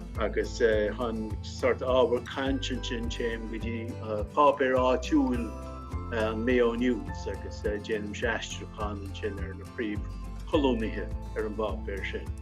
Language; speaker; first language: Irish; non-native, local second language; English